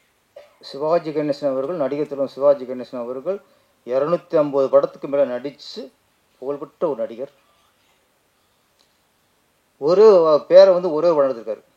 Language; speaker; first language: Tamil; native; Tamil